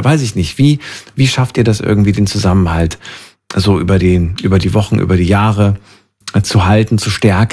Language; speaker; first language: German; native; German